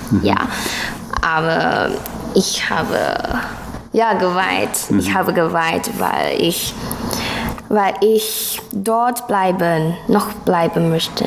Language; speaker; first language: German; non-native, learner; Chinese